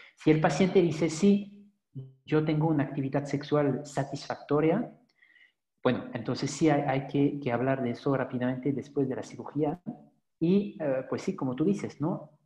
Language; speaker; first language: Spanish; non-native, fluent; French